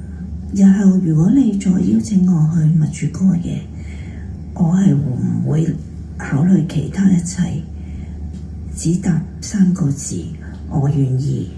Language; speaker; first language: Cantonese; native; Cantonese